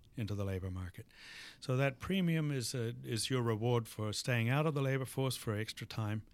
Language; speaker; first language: English; native; English